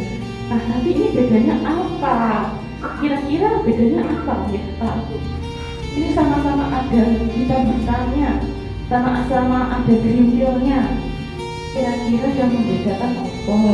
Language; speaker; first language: Indonesian; non-native, local second language; Javanese